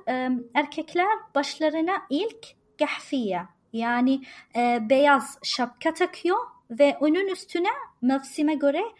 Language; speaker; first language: Turkish; non-native, learner; Arabic